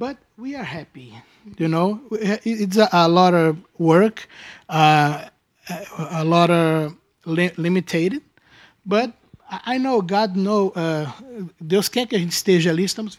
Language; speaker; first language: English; non-native, learner; Portuguese